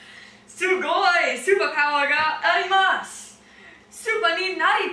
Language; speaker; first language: Japanese; non-native, learner; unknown